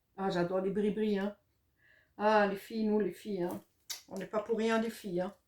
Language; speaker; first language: French; non-native, fluent; German